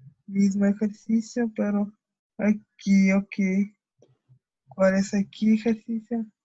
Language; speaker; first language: Spanish; non-native, learner; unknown